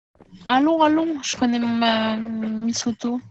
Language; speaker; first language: French; native; French